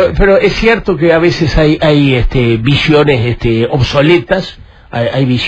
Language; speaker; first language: Spanish; native; Spanish